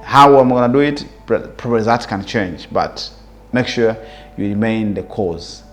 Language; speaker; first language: English; non-native, local second language; Swahili